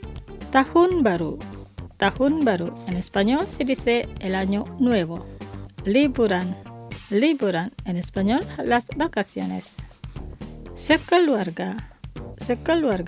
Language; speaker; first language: Spanish; non-native, fluent; Indonesian